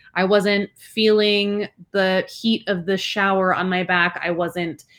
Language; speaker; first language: English; early bilingual, other home language; Spanish